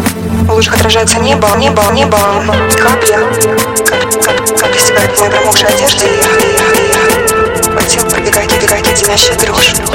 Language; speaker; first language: Russian; native; Russian